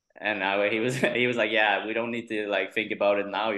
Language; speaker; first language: English; non-native, fluent; Swedish